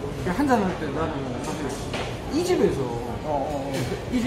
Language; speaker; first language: Korean; native; Korean